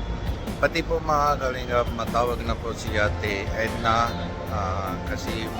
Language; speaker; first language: Filipino; non-native, learner; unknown